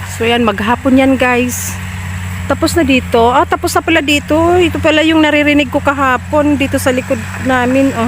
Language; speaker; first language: Filipino; non-native, local second language; Bikol